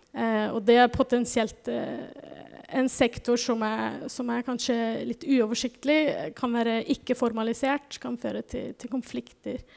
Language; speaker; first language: Norwegian; non-native, fluent; German